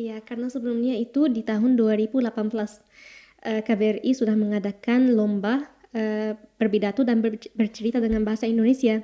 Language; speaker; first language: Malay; non-native, fluent; Arabic